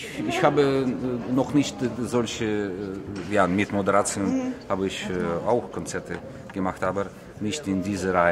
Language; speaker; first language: German; non-native, learner; Russian